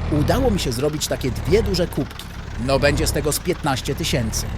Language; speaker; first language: Polish; native; Polish